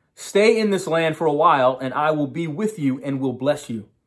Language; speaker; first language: English; native; English